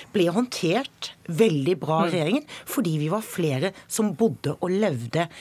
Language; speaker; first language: Norwegian; native; Norwegian